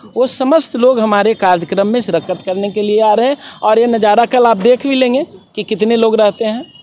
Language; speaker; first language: Hindi; native; Hindi